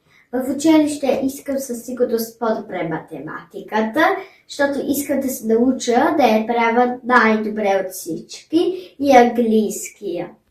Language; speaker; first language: Bulgarian; early bilingual, heritage; German